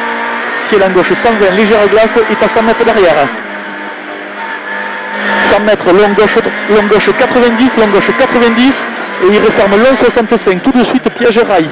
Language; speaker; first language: French; native; French